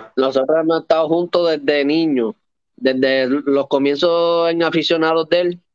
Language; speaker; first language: Spanish; native; Spanish